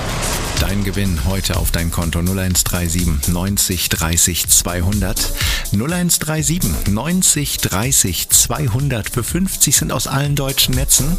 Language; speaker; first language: German; native; German